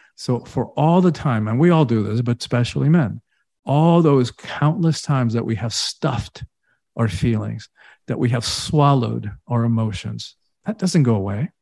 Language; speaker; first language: English; early bilingual, other home language; Spanish